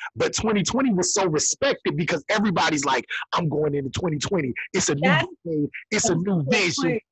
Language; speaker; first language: English; native; English